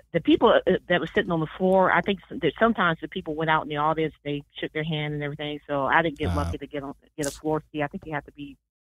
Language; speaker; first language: English; native; English